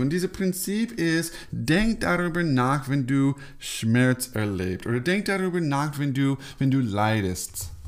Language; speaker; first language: German; non-native, fluent; English